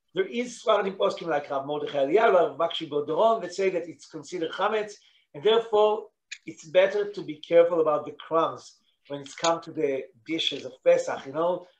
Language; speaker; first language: English; non-native, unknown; Hebrew